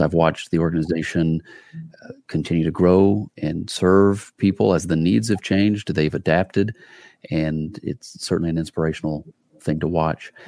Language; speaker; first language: English; native; English